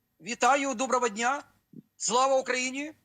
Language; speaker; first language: Ukrainian; non-native, local second language; Russian